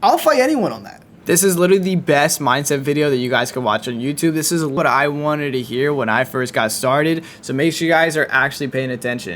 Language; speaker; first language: English; native; English